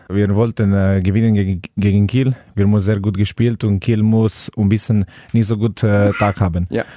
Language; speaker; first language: German; non-native, learner; Slovenian